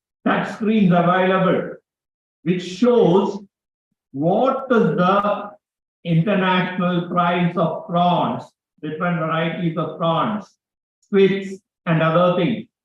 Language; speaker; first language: English; non-native, local second language; Malayalam